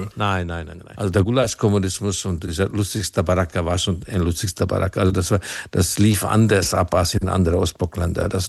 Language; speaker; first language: German; non-native, fluent; Hungarian